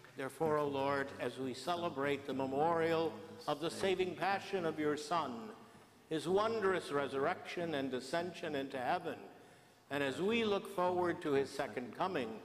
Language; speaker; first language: English; native; English